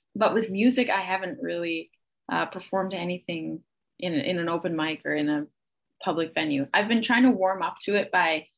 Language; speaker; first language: English; native; English